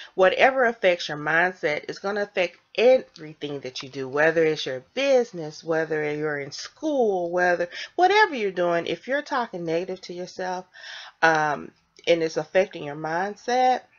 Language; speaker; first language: English; native; English